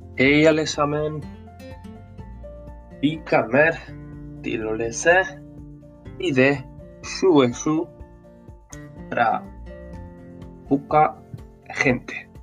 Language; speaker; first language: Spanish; non-native, fluent; Norwegian